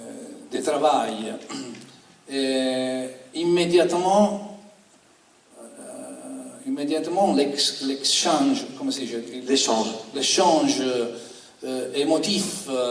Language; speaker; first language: French; non-native, learner; Italian